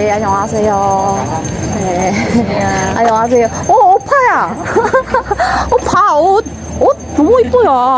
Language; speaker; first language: Korean; non-native, learner; Filipino